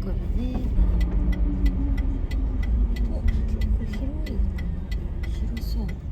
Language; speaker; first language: Japanese; native; Japanese